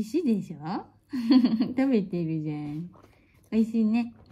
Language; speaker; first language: Japanese; native; Japanese